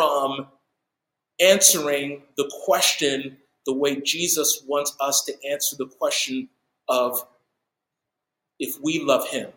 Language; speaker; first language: English; native; English